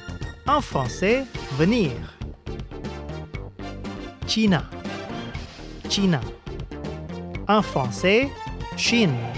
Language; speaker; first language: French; non-native, fluent; Indonesian